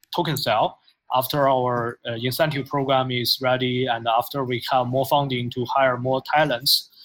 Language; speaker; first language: English; non-native, fluent; Chinese